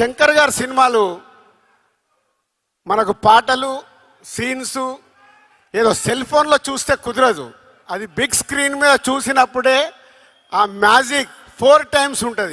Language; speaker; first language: Telugu; native; Telugu